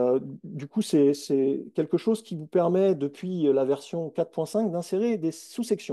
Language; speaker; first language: French; native; French